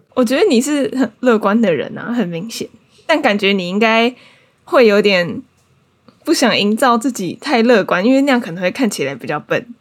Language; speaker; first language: Chinese; native; Chinese